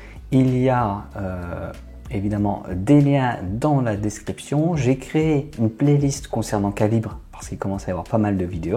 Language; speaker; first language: French; native; French